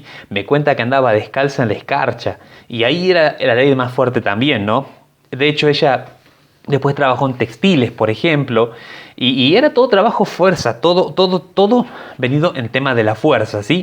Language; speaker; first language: Spanish; native; Spanish